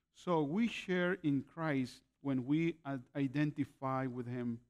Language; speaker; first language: English; non-native, fluent; Spanish